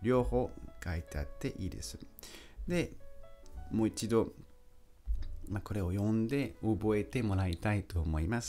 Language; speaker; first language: Japanese; non-native, fluent; French